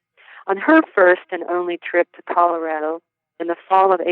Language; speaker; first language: English; native; English